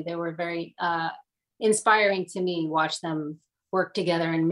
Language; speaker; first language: English; native; English